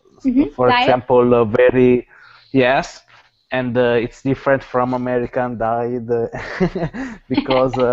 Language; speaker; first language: English; non-native, learner; Italian